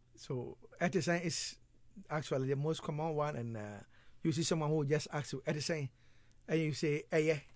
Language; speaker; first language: English; non-native, local second language; Akan